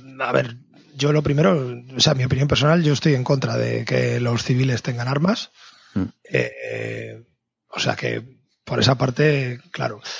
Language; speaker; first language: Spanish; native; Spanish